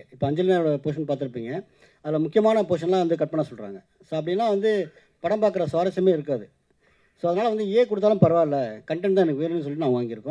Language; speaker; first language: Tamil; native; Tamil